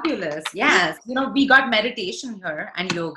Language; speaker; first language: English; non-native, local second language; Hindi